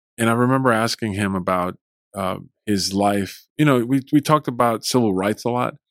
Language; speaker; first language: English; early bilingual, other home language; Spanish